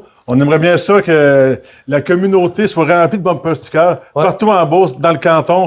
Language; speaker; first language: French; native; French